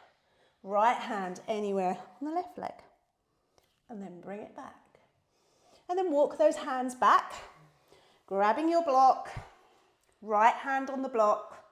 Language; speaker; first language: English; native; English